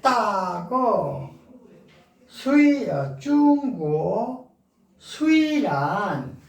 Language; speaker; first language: Chinese; non-native, learner; Korean